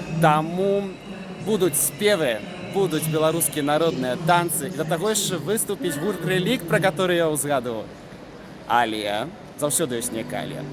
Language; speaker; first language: Belarusian; native; Belarusian